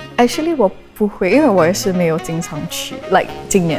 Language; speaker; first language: Chinese; non-native, local second language; English